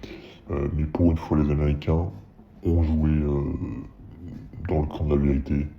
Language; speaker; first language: French; native; French